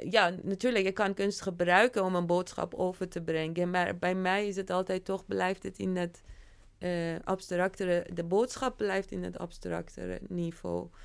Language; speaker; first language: Dutch; non-native, fluent; Persian